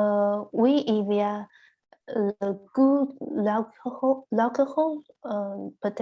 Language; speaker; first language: French; non-native, learner; Chinese